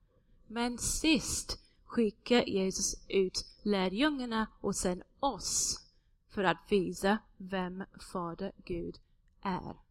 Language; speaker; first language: Swedish; non-native, fluent; English